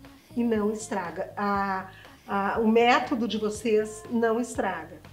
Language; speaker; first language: Portuguese; native; Portuguese